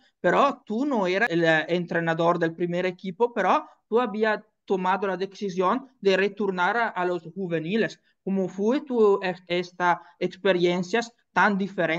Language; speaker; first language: Spanish; non-native, learner; Italian